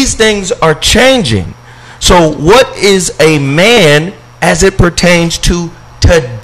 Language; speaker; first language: English; native; English